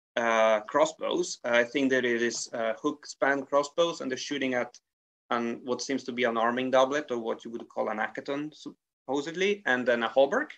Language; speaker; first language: English; non-native, fluent; Italian